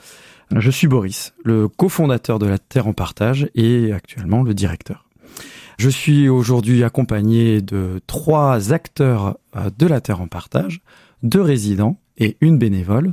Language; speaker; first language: French; native; French